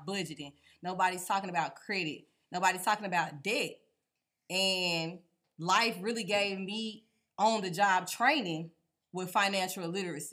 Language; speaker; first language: English; native; English